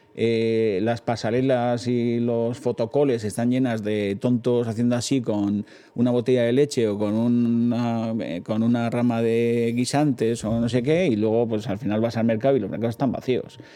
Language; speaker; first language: Spanish; native; Spanish